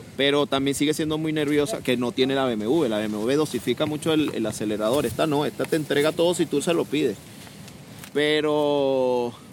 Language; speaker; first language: Spanish; native; Spanish